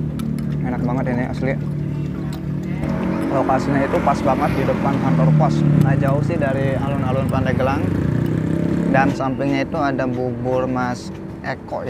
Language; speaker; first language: Indonesian; native; Indonesian